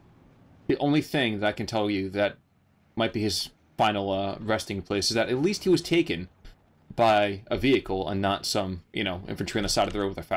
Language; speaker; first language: English; native; English